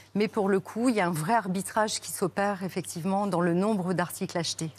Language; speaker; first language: French; native; French